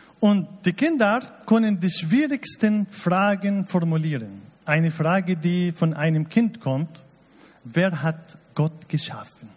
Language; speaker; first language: German; non-native, fluent; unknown